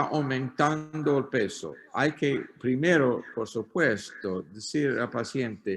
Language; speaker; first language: Spanish; non-native, learner; English